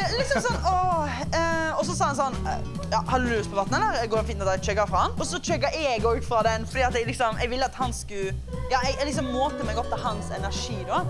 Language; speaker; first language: Norwegian; native; Norwegian